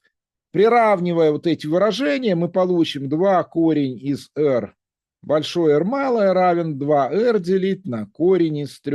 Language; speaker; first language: Russian; native; Russian